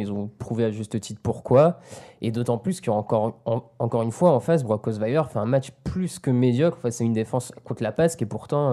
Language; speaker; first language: French; native; French